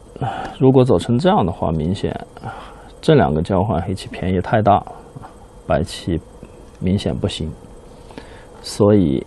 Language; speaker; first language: Chinese; native; Chinese